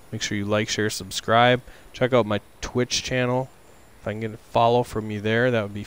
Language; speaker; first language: English; native; English